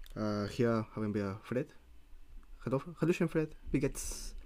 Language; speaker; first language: German; non-native, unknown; Spanish